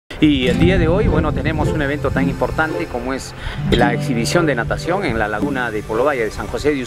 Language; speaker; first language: Spanish; native; Spanish